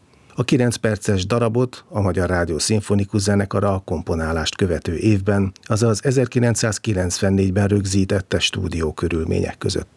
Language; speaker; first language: Hungarian; native; Hungarian